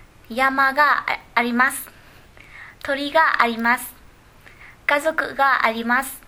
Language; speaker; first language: Japanese; non-native, learner; Vietnamese